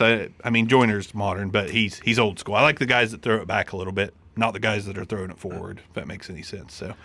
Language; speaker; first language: English; native; English